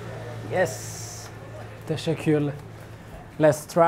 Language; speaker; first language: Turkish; non-native, learner; Italian